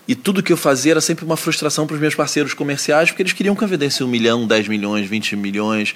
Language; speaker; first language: Portuguese; native; Portuguese